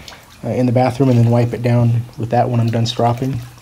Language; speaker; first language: English; native; English